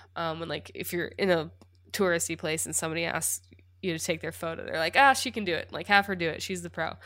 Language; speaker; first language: English; native; English